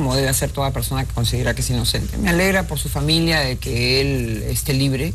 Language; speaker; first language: Spanish; native; Spanish